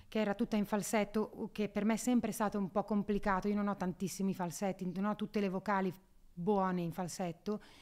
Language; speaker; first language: Italian; native; Italian